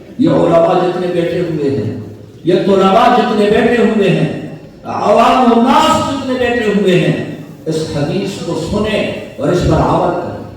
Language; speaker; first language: Urdu; non-native, local second language; Pashto